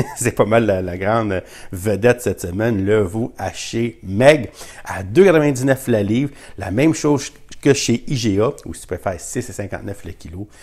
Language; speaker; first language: French; native; French